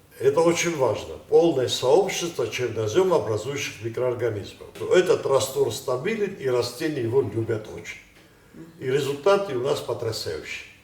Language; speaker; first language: Russian; non-native, local second language; Ossetic